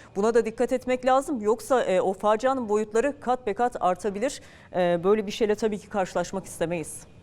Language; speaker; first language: Turkish; native; Turkish